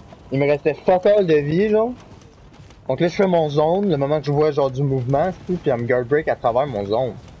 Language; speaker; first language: French; native; French